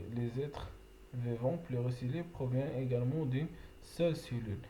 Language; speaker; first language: French; non-native, local second language; Arabic